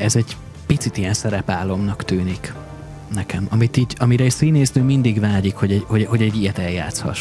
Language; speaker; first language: Hungarian; native; Hungarian